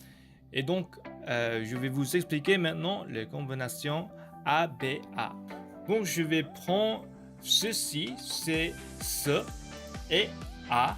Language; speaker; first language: French; non-native, learner; Korean